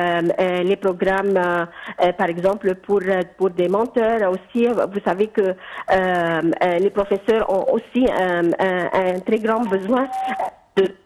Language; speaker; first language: French; non-native, fluent; Arabic